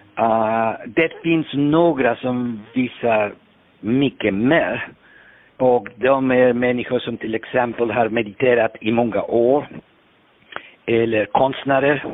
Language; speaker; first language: Swedish; non-native, fluent; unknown